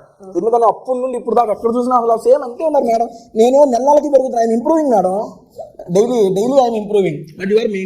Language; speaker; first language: Telugu; native; Telugu